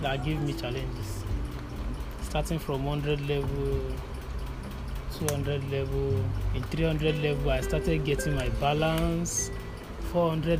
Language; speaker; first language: English; non-native, local second language; Yoruba